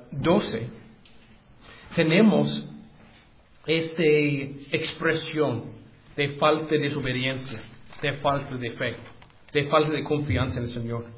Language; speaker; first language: Spanish; non-native, learner; English